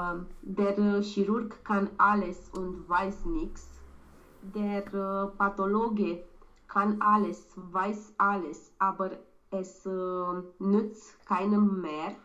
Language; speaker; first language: German; non-native, learner; Romanian